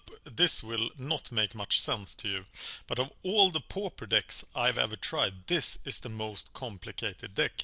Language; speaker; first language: English; non-native, fluent; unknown